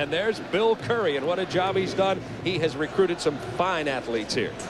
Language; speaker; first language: English; native; English